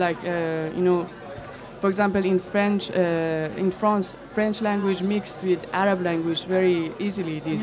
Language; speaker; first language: English; non-native, fluent; Persian